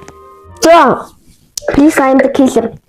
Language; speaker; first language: English; non-native, learner; Mongolian